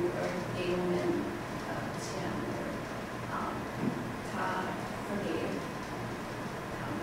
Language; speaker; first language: Chinese; non-native, learner; English